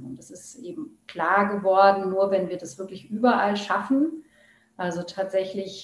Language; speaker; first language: German; native; German